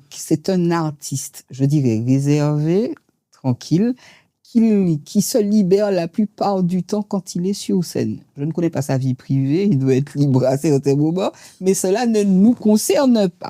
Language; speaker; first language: French; native; French